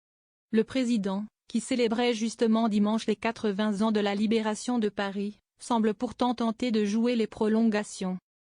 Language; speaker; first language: French; native; French